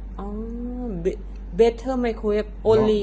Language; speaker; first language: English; non-native, learner; Thai